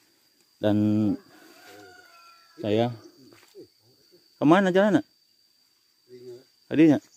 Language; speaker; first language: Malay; non-native, local second language; Sundanese